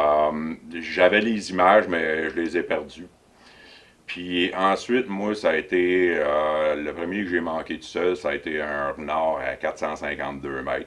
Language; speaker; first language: French; native; French